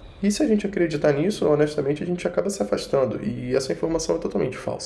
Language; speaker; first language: Portuguese; native; Portuguese